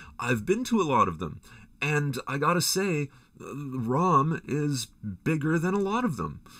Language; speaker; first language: English; native; English